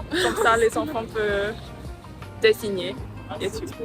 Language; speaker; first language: French; non-native, learner; Thai